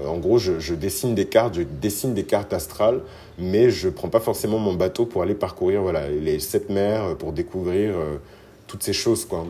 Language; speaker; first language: French; early bilingual, other home language; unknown